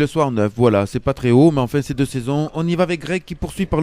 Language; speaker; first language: French; native; French